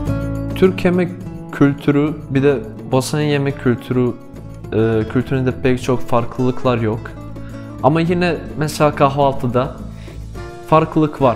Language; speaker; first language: Turkish; non-native, fluent; Bosnian